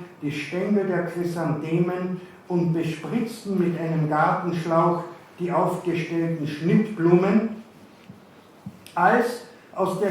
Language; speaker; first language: German; native; German